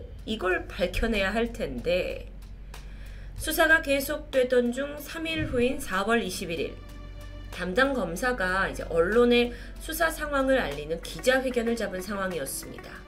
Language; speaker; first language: Korean; native; Korean